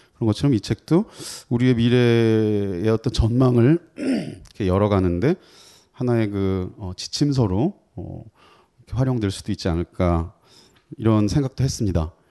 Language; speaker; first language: Korean; native; Korean